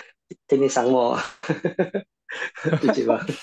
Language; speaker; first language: Japanese; non-native, learner; Indonesian